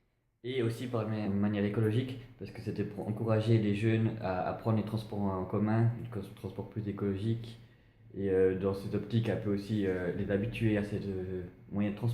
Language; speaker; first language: French; native; French